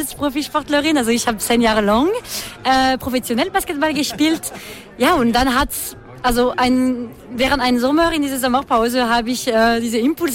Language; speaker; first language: German; non-native, fluent; French